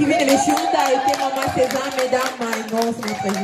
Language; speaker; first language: Norwegian; non-native, fluent; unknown